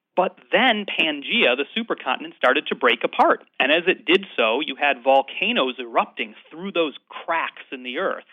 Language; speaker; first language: English; native; English